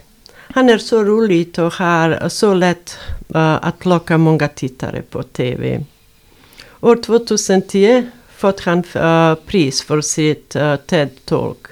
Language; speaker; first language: Swedish; non-native, fluent; Bosnian